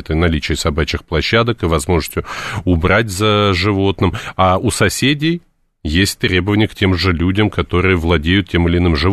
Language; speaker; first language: Russian; native; Russian